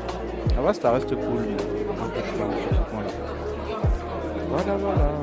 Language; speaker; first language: French; native; French